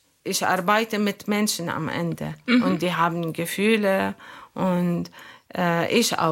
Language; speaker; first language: German; non-native, fluent; Arabic